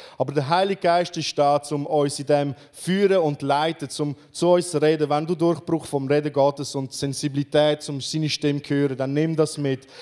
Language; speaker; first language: German; non-native, fluent; Romanian